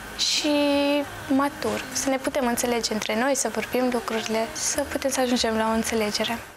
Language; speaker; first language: Romanian; early bilingual, heritage; Romanian